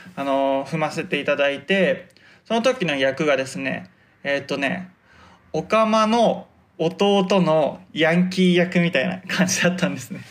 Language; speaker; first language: Japanese; native; Japanese